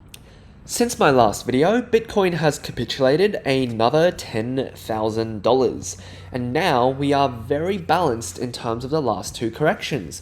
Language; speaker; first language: English; native; English